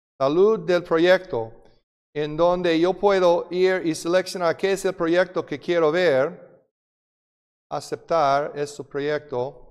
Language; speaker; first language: Spanish; non-native, fluent; English